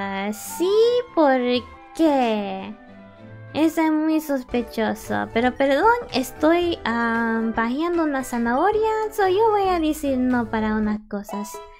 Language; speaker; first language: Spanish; early bilingual, heritage; English